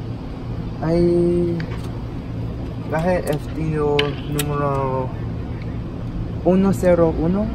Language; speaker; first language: Spanish; non-native, learner; English